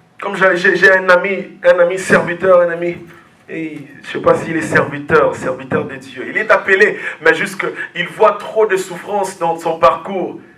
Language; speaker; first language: French; non-native, local second language; Lingala